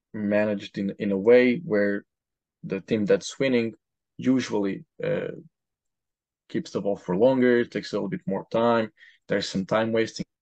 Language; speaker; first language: English; non-native, fluent; Portuguese